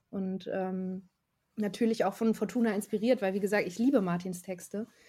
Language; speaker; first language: German; native; German